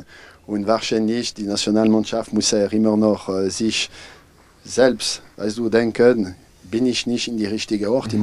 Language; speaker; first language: German; non-native, fluent; French